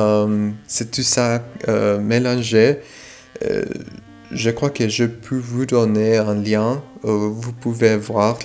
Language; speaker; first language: French; non-native, fluent; Spanish